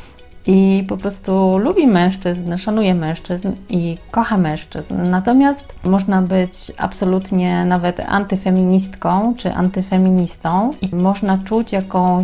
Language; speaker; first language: Polish; native; Polish